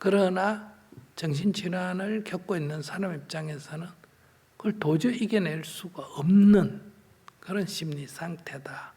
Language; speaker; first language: Korean; native; Korean